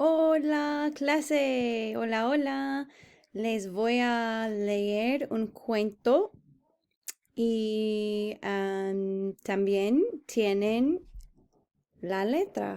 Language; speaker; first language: Spanish; non-native, fluent; English